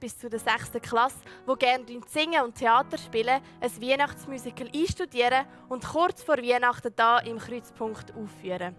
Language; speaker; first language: German; native; German